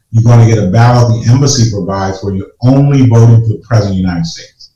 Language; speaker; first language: English; native; English